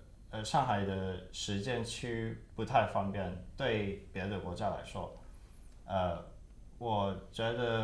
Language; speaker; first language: Chinese; early bilingual, heritage; Chinese